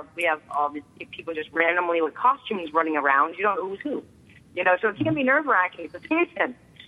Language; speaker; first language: English; native; English